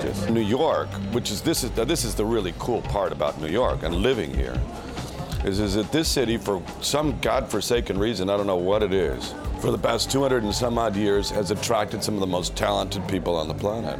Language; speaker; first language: English; non-native, fluent; Spanish